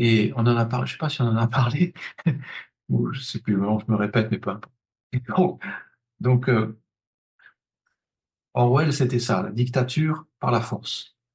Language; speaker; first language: French; native; French